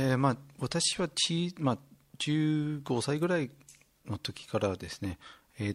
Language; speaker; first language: Japanese; non-native, fluent; English